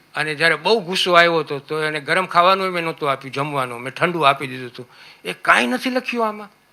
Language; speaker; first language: Gujarati; early bilingual, heritage; Gujarati